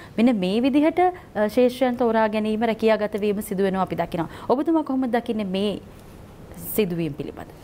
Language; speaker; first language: Sinhala; native; Sinhala